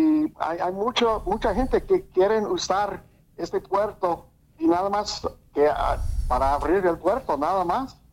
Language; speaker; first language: Spanish; early bilingual, heritage; Spanish